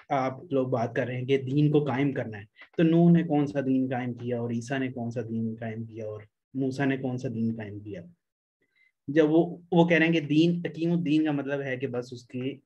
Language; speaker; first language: Urdu; native; Urdu